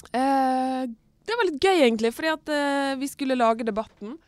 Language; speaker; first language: Norwegian; native; Norwegian